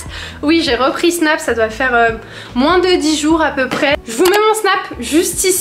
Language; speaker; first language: French; native; French